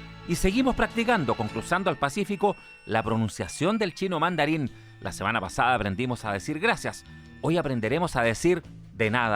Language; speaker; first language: Spanish; native; Spanish